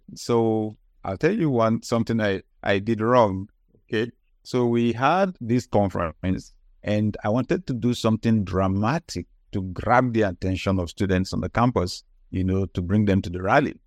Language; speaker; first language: English; non-native, local second language; Yoruba